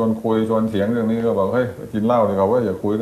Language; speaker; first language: Thai; native; Thai